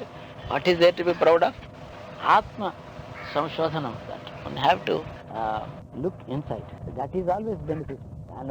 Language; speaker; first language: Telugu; native; Telugu